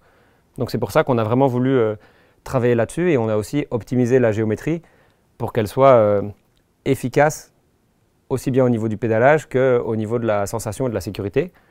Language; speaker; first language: French; native; French